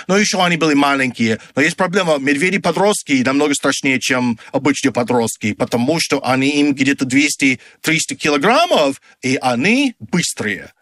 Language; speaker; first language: Russian; non-native, fluent; English